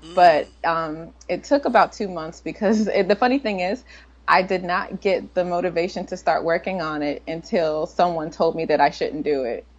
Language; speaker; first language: English; native; English